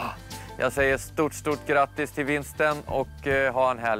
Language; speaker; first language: Swedish; native; Swedish